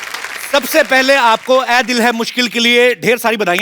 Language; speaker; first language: Hindi; native; Hindi